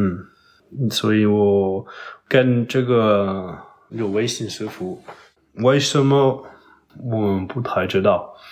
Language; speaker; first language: Chinese; non-native, fluent; French